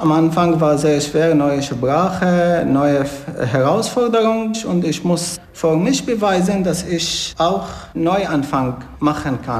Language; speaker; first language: German; non-native, fluent; Arabic